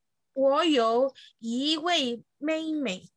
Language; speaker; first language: Chinese; non-native, learner; Indonesian